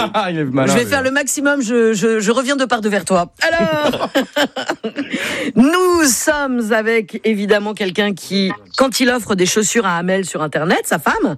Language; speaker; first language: French; native; French